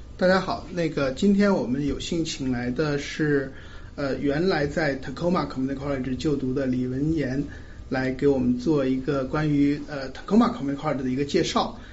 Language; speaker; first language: Chinese; native; Chinese